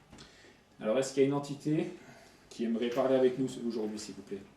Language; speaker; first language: French; native; French